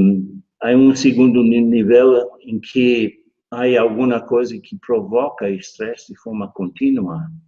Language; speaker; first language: Spanish; non-native, fluent; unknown